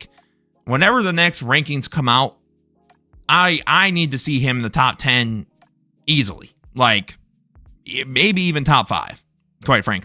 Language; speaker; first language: English; native; English